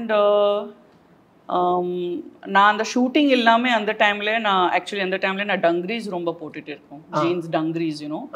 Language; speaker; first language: Tamil; non-native, learner; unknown